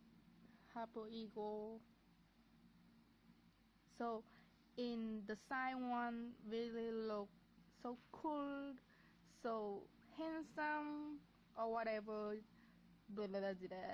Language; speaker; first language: English; non-native, learner; Vietnamese